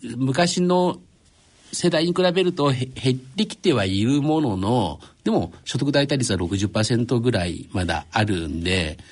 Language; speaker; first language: Japanese; native; Japanese